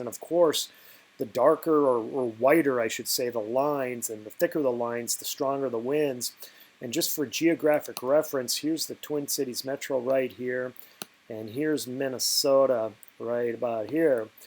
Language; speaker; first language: English; native; English